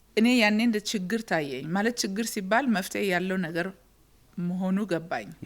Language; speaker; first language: Amharic; early bilingual, heritage; Amharic